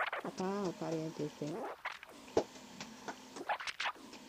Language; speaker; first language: Spanish; non-native, learner; English